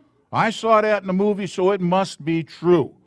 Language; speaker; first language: English; native; English